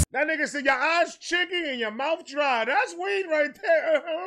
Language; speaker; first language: English; early bilingual, other home language; Spanish